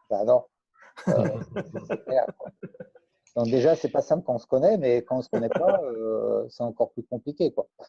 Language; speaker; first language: French; native; French